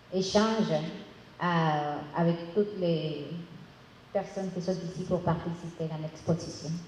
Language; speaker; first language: French; non-native, fluent; Spanish